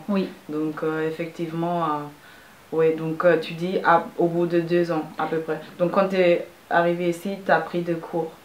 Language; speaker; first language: French; non-native, fluent; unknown